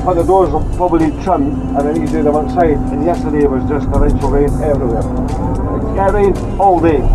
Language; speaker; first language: English; native; English